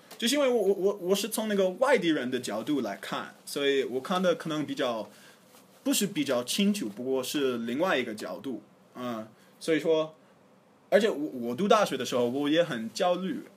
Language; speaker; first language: Chinese; non-native, fluent; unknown